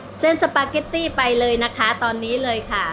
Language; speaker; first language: Thai; native; Thai